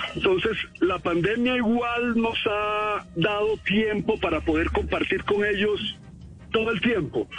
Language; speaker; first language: Spanish; native; Spanish